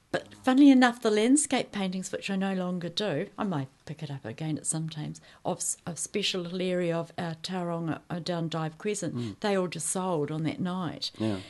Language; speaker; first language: English; native; English